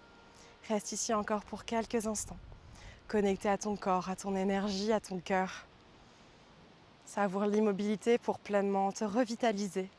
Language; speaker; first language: French; native; French